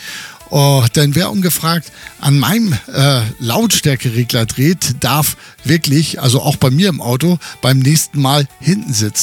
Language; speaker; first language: German; native; German